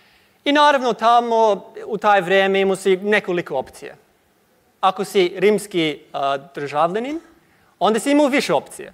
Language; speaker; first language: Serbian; non-native, learner; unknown